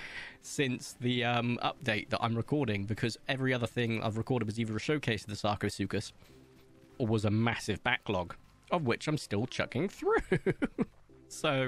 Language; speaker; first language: English; native; English